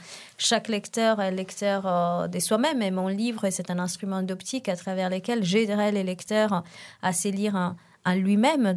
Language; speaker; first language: French; non-native, fluent; Italian